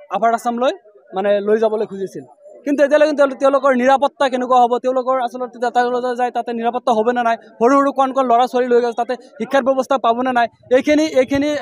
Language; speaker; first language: Assamese; non-native, local second language; Bangla